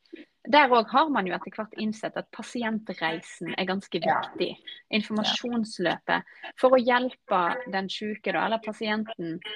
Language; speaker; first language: Norwegian; native; Norwegian